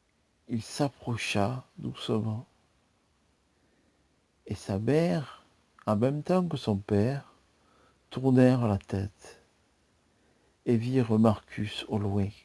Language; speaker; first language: French; native; French